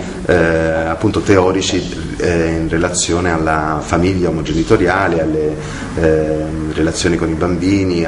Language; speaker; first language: Italian; native; Italian